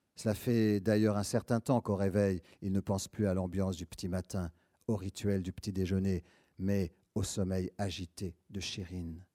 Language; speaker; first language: French; native; French